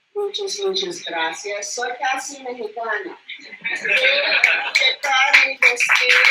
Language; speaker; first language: Spanish; non-native, learner; English